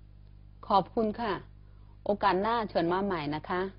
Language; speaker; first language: Thai; non-native, fluent; Chinese